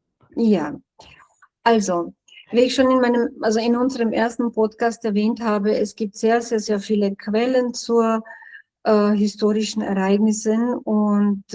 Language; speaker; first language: German; non-native, fluent; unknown